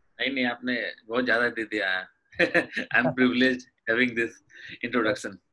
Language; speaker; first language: Hindi; native; Hindi